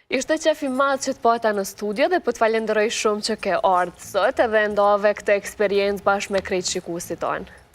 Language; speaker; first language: Albanian; native; Albanian